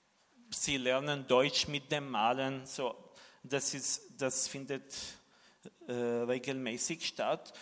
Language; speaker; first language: German; non-native, fluent; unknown